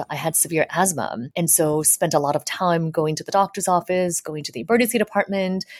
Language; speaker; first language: English; native; English